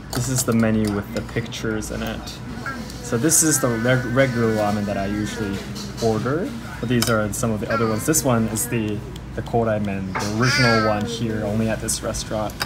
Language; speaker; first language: English; early bilingual, other home language; Japanese